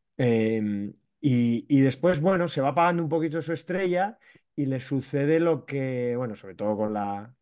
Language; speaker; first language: Spanish; native; Spanish